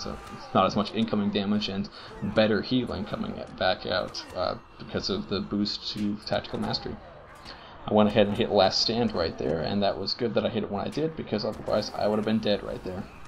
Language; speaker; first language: English; native; English